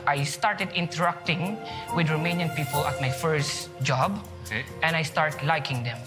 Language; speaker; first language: English; non-native, local second language; Filipino